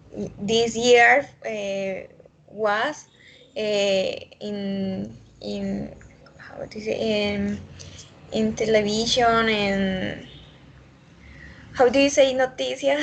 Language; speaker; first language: English; non-native, learner; Spanish